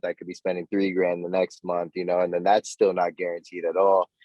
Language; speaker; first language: English; native; English